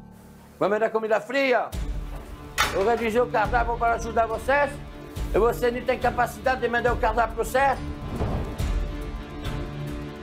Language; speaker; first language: Portuguese; non-native, fluent; French